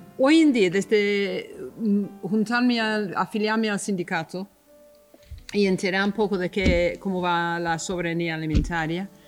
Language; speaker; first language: Spanish; non-native, fluent; English